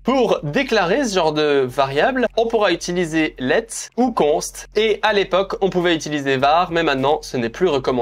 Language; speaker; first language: French; native; French